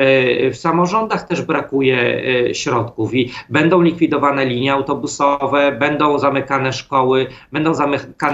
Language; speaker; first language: Polish; native; Polish